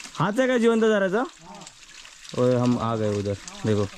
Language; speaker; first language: Hindi; non-native, local second language; Marathi